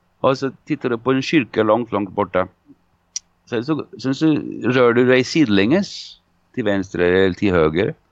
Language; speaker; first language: Swedish; non-native, fluent; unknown